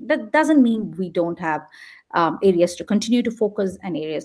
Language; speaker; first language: English; non-native, local second language; Tamil